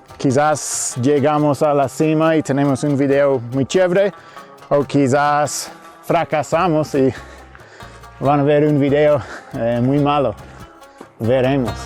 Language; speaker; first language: Spanish; non-native, fluent; English